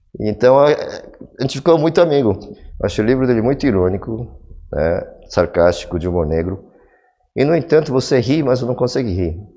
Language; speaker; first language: Portuguese; early bilingual, other home language; Korean